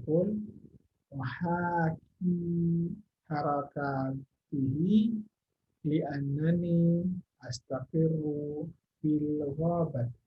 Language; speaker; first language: Arabic; non-native, fluent; Indonesian